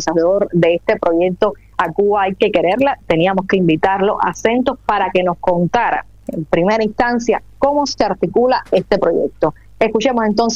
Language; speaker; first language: Spanish; native; Spanish